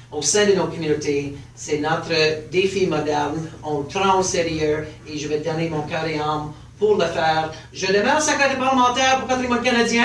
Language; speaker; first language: French; early bilingual, heritage; French